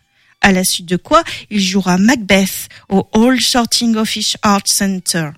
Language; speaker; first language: French; native; French